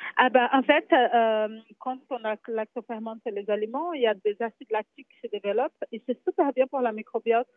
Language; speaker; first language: French; non-native, fluent; Portuguese